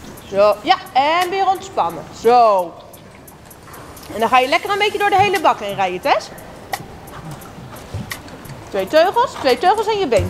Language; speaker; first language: Dutch; native; Dutch